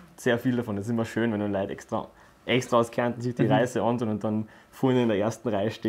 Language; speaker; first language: German; native; German